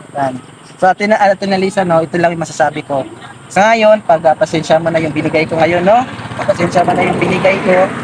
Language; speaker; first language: Filipino; non-native, local second language; Waray